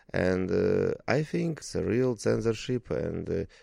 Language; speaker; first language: English; non-native, learner; Russian